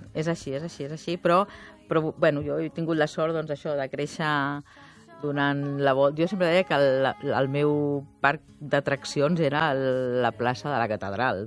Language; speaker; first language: Catalan; native; Catalan